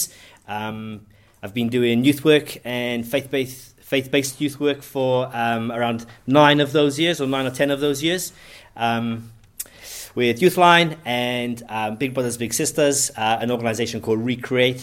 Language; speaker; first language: English; native; English